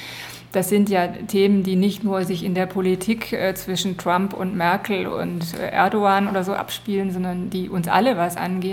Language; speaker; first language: German; native; German